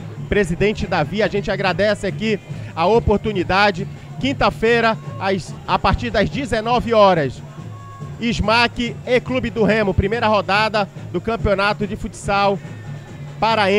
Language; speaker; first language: Portuguese; native; Portuguese